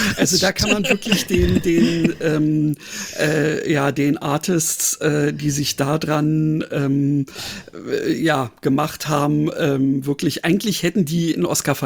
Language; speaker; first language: German; native; German